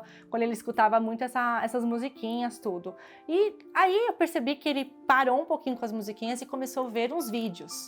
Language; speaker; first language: Portuguese; native; Portuguese